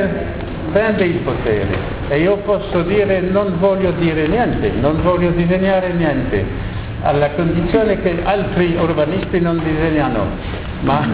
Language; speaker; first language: Italian; non-native, learner; French